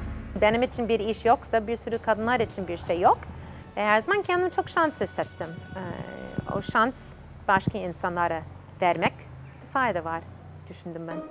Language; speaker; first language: Turkish; non-native, fluent; English